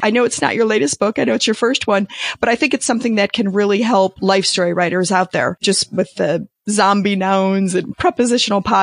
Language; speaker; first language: English; native; English